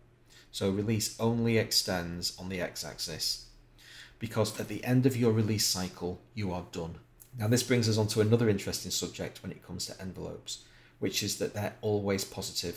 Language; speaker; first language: English; native; English